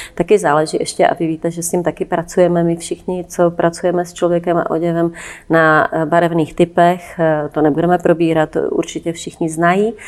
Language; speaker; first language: Czech; native; Czech